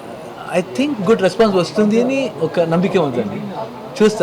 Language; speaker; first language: Telugu; non-native, learner; Kannada